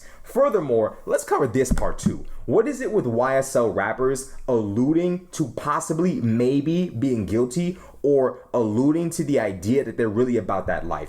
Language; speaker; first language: English; native; English